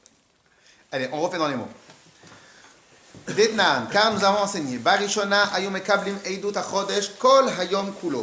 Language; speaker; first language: French; native; French